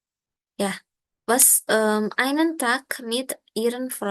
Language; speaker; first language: German; non-native, learner; Indonesian